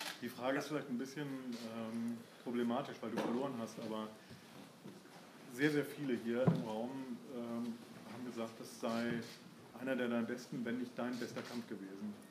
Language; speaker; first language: German; native; German